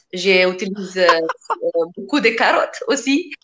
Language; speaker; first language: French; non-native, learner; Macedonian